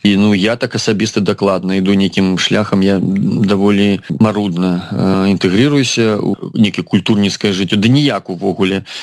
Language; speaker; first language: Belarusian; non-native, local second language; Russian